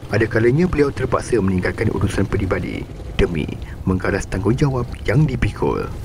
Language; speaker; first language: Malay; native; Malay